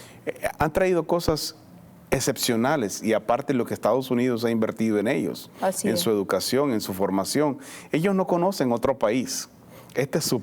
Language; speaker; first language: Spanish; native; Spanish